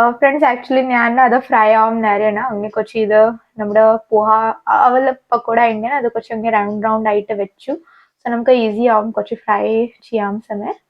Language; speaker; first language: Malayalam; non-native, learner; Hindi